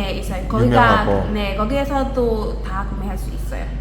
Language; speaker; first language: Korean; non-native, learner; Burmese